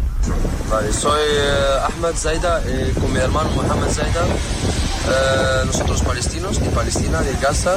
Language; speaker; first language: Spanish; non-native, learner; Arabic